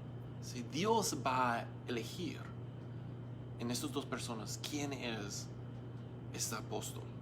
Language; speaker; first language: Spanish; non-native, learner; English